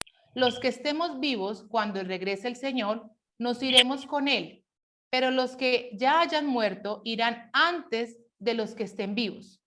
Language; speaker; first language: Spanish; native; Spanish